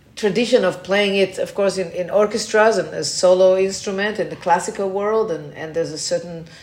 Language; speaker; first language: English; non-native, fluent; Hebrew